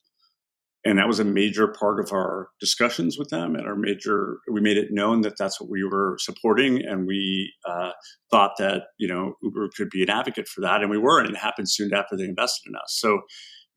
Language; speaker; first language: English; non-native, fluent; Arabic